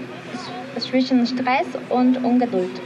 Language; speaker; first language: German; non-native, learner; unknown